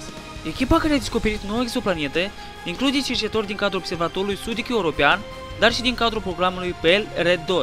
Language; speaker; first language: Romanian; native; Romanian